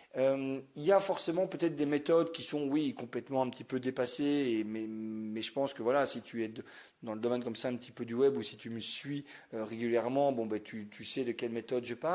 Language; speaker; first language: French; native; French